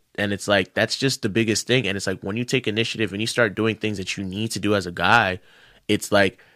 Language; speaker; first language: English; early bilingual, other home language; Yoruba